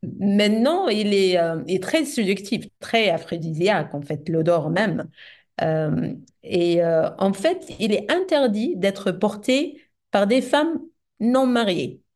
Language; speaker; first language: French; non-native, fluent; Arabic